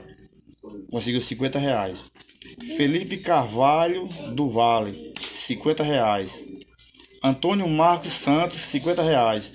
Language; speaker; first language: Portuguese; native; Portuguese